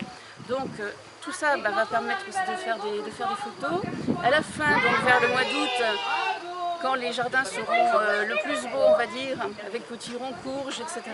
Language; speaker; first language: French; native; French